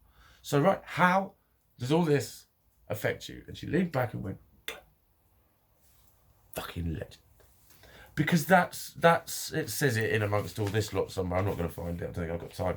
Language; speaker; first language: English; native; English